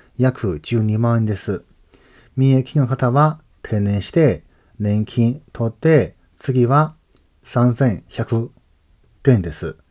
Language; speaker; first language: Japanese; non-native, fluent; Chinese